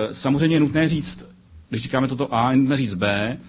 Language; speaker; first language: Czech; native; Czech